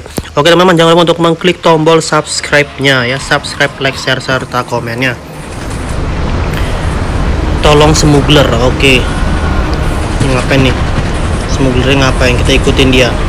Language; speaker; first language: Indonesian; native; Indonesian